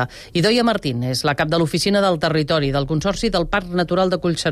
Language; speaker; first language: Catalan; native; Catalan